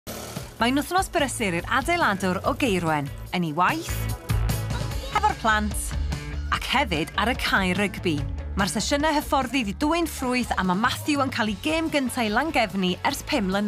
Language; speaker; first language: Welsh; native; Welsh